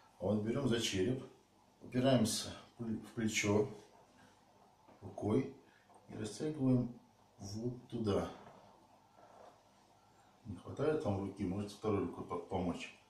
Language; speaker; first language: Russian; native; Russian